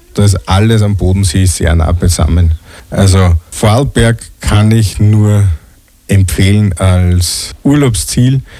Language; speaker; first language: German; native; German